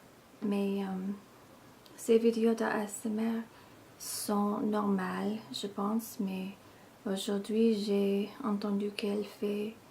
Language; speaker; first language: French; non-native, fluent; English